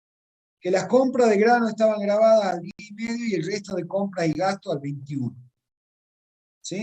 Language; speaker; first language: Spanish; native; Spanish